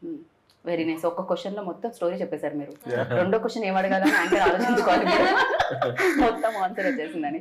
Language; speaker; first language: Telugu; native; Telugu